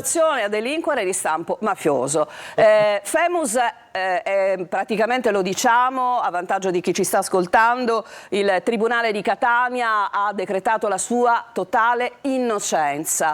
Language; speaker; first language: Italian; native; Italian